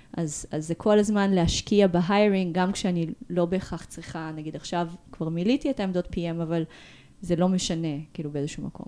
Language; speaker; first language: Hebrew; early bilingual, other home language; Russian